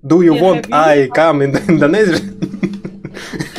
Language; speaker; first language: English; non-native, learner; Russian